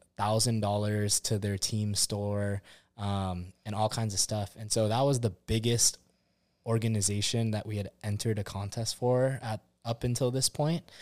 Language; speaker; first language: English; native; English